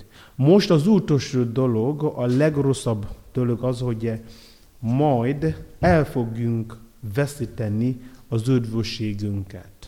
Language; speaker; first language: Hungarian; non-native, learner; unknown